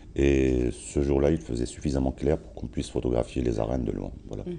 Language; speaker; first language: French; non-native, local second language; Arabic